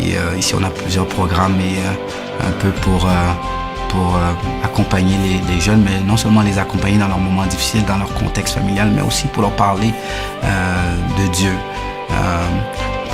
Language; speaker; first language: French; early bilingual, other home language; Haitian Creole